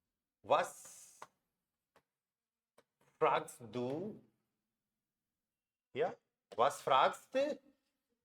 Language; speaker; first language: German; non-native, fluent; Hindi